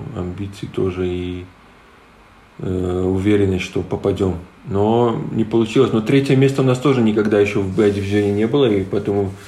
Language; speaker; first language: Russian; non-native, local second language; Polish